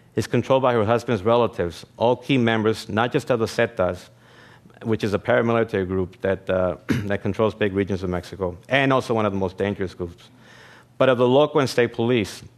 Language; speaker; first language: English; early bilingual, other home language; Spanish